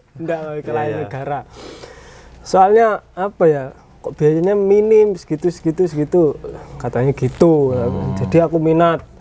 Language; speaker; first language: Indonesian; non-native, local second language; Javanese